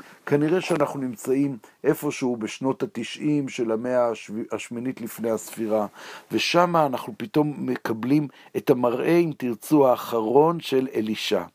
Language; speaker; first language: Hebrew; native; Hebrew